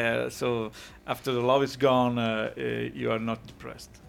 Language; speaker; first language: English; non-native, fluent; Italian